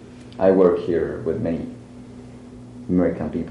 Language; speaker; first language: English; non-native, learner; Spanish